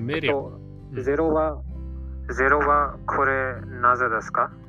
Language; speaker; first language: Japanese; non-native, learner; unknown